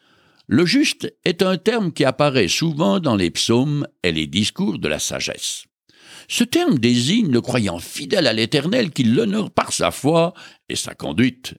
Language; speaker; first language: French; native; French